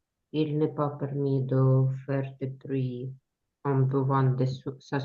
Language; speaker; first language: French; non-native, learner; Ukrainian